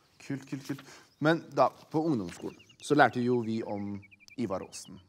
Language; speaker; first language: Norwegian; native; Norwegian